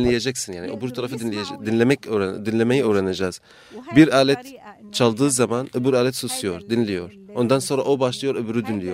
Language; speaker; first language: Turkish; non-native, fluent; Arabic